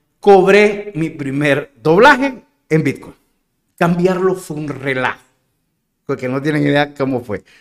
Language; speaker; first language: Spanish; native; Spanish